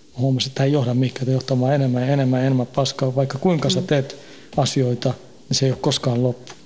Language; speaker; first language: Finnish; early bilingual, heritage; Finnish